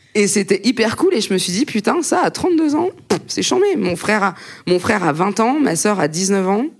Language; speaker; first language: French; native; French